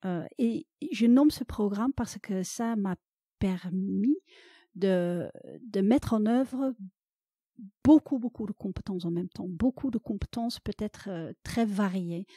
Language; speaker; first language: French; non-native, fluent; Dutch